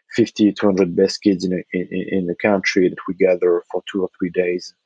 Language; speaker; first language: English; non-native, fluent; French